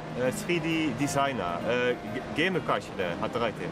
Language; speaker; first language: Japanese; non-native, fluent; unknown